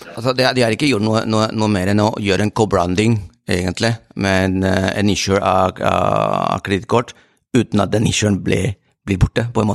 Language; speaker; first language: Norwegian; non-native, fluent; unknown